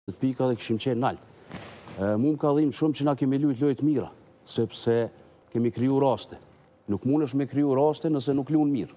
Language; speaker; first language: Albanian; native; Albanian